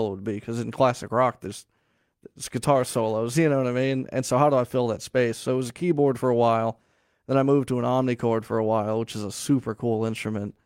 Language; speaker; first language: English; native; English